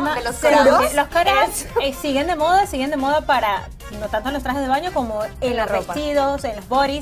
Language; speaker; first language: Spanish; native; Spanish